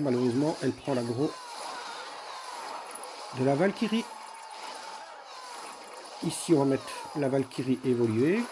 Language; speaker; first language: French; native; French